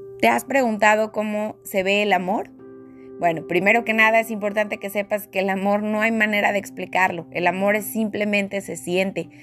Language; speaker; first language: Spanish; native; Spanish